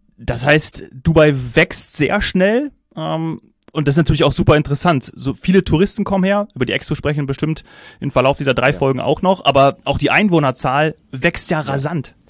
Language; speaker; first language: German; native; German